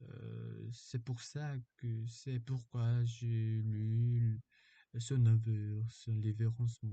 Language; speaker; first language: French; non-native, fluent; Korean